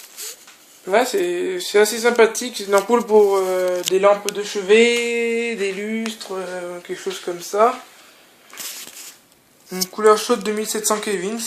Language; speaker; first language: French; native; French